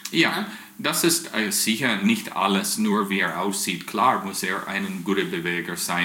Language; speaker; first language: German; non-native, fluent; English